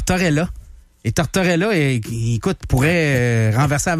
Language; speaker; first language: French; native; French